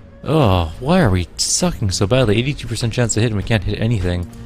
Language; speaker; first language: English; native; English